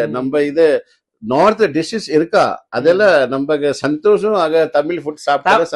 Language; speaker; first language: Tamil; non-native, fluent; Hindi